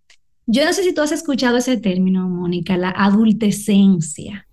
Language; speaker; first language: Spanish; native; Spanish